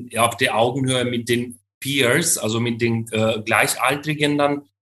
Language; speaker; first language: German; non-native, fluent; Ukrainian